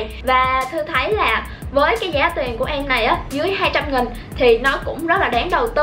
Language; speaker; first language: Vietnamese; native; Vietnamese